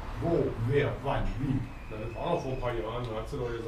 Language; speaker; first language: German; native; German